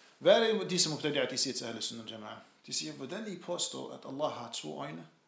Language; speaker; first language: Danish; non-native, fluent; Arabic